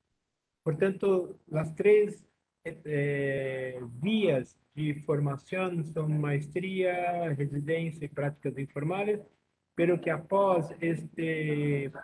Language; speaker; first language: Spanish; non-native, learner; Portuguese